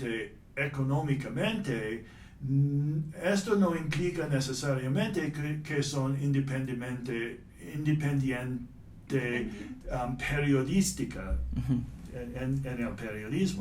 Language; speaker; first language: Spanish; non-native, fluent; English